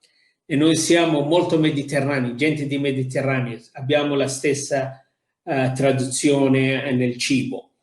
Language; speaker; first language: Italian; non-native, fluent; Arabic